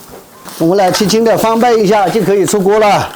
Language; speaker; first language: Chinese; native; Chinese